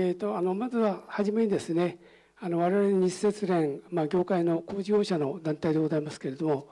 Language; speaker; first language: Japanese; native; Japanese